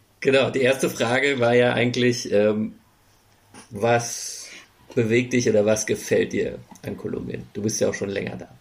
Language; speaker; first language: German; native; German